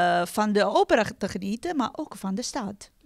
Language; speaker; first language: Dutch; non-native, fluent; Italian